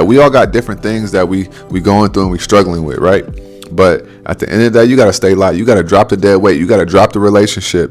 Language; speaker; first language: English; native; English